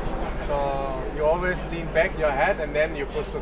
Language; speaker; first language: English; non-native, fluent; German